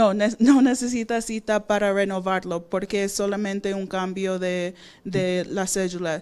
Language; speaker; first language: Spanish; non-native, fluent; English